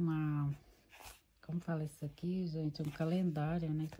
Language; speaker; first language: Portuguese; native; Portuguese